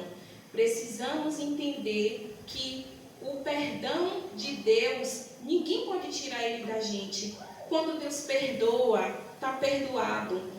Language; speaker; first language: Portuguese; native; Portuguese